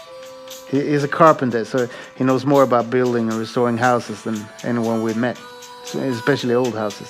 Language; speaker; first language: English; non-native, fluent; Swedish